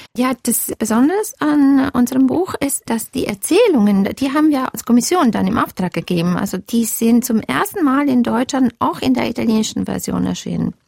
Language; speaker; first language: German; non-native, fluent; Italian